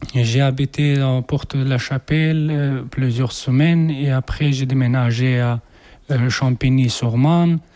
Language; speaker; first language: French; non-native, learner; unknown